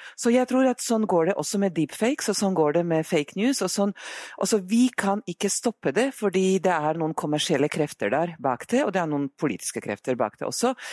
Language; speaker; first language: Norwegian; non-native, fluent; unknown